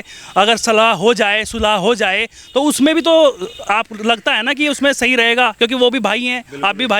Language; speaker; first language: Hindi; native; Hindi